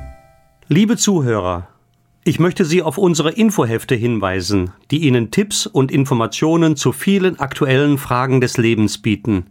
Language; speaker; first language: German; native; German